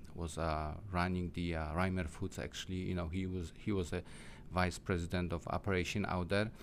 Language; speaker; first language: English; non-native, learner; Polish